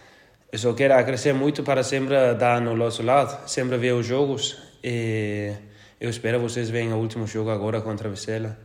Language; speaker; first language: Portuguese; non-native, learner; Danish